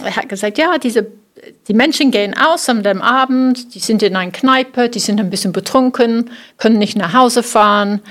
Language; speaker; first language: German; non-native, fluent; English